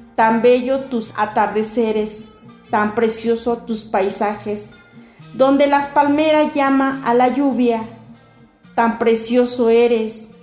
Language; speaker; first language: Spanish; non-native, local second language; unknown